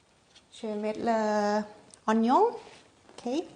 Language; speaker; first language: French; non-native, fluent; Thai